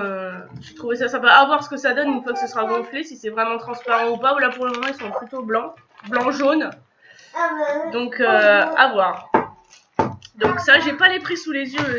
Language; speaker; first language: French; native; French